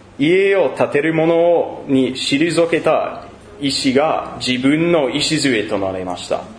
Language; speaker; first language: Japanese; non-native, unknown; English